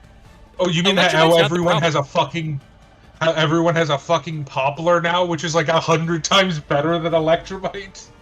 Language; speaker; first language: English; native; English